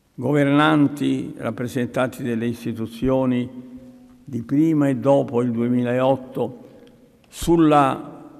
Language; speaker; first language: Italian; native; Italian